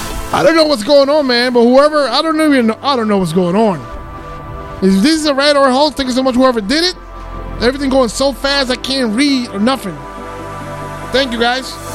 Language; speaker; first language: English; non-native, local second language; Spanish